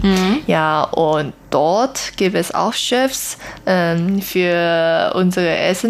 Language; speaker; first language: German; non-native, learner; Chinese